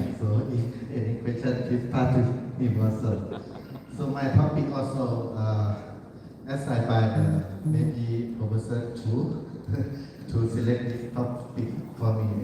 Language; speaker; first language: English; non-native, learner; Thai